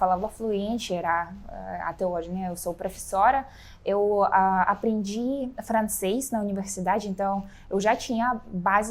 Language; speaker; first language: Portuguese; non-native, fluent; Russian